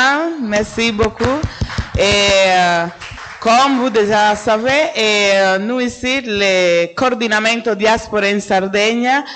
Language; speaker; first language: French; non-native, fluent; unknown